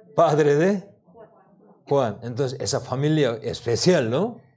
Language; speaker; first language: Spanish; non-native, learner; Korean